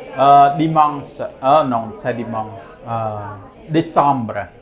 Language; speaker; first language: French; non-native, fluent; Khmer